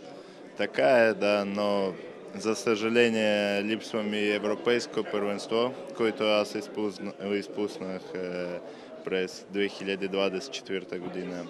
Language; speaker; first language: Bulgarian; non-native, learner; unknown